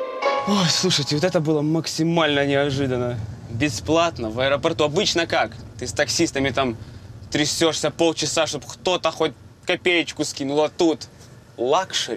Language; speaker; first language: Russian; native; Russian